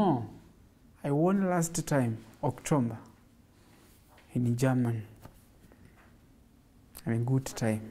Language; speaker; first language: English; non-native, local second language; Kamba